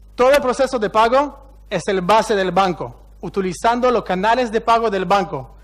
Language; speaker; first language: Spanish; non-native, fluent; Hebrew